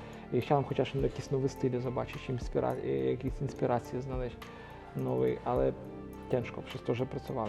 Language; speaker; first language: Polish; non-native, local second language; Ukrainian